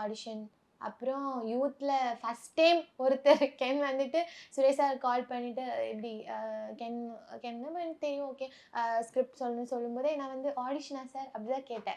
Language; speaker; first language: Tamil; non-native, local second language; Malayalam